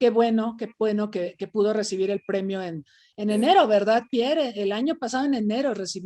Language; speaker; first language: Spanish; native; Spanish